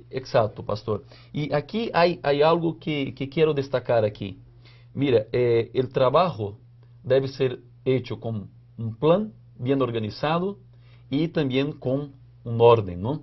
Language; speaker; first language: Spanish; non-native, fluent; Portuguese